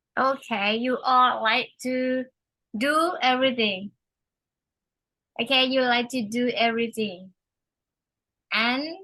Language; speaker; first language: English; non-native, fluent; Thai